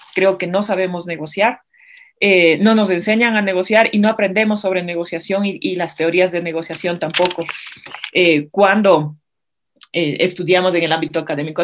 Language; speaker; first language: Spanish; native; Spanish